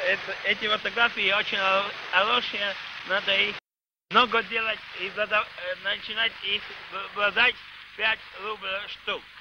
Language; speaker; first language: Russian; non-native, local second language; Estonian